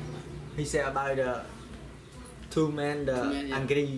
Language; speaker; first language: English; non-native, learner; Khmer